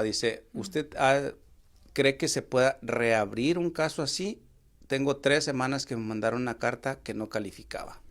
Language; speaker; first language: Spanish; native; Spanish